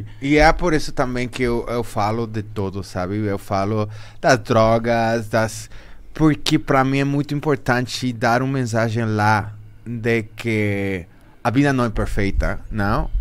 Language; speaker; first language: Portuguese; non-native, learner; Spanish